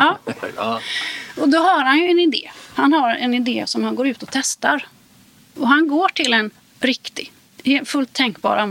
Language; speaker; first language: Swedish; native; Swedish